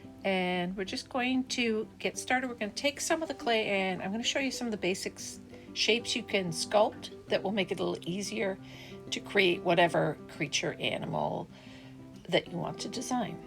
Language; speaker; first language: English; native; English